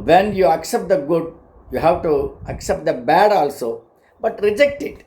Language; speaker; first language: English; non-native, local second language; Tamil